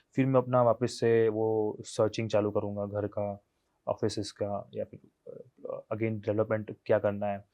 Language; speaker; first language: Hindi; non-native, local second language; Gujarati